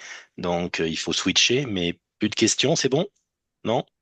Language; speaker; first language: French; native; French